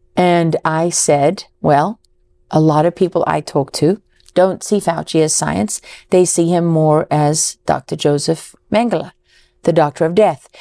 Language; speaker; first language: English; native; English